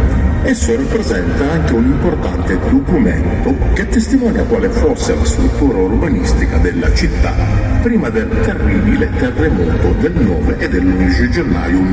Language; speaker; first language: Italian; native; Italian